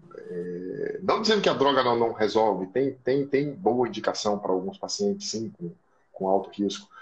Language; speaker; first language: Portuguese; native; Portuguese